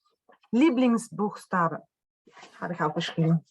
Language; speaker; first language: German; non-native, learner; Dutch